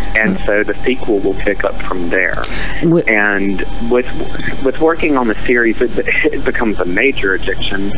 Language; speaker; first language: English; native; English